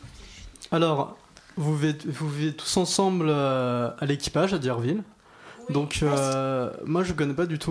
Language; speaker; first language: French; native; French